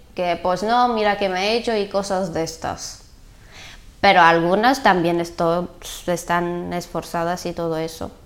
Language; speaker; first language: Spanish; non-native, learner; Bulgarian